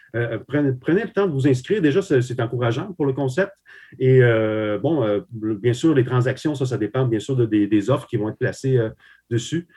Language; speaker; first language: French; early bilingual, other home language; Slovak